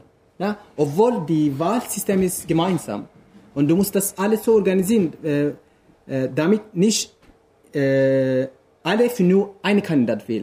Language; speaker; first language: German; non-native, fluent; Kurdish